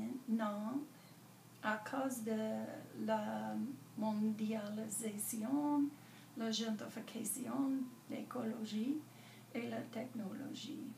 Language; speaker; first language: French; non-native, learner; English